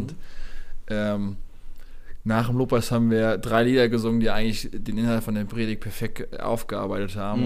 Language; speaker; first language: German; native; German